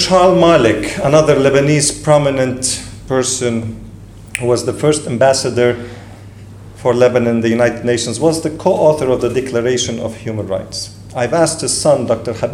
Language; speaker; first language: English; non-native, fluent; Arabic